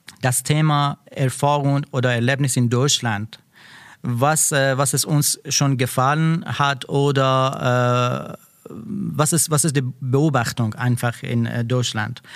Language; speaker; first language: German; non-native, learner; Persian